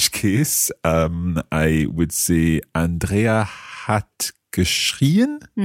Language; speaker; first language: German; non-native, fluent; English